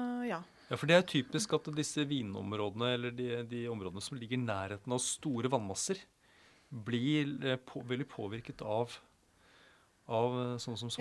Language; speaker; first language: Norwegian; native; Norwegian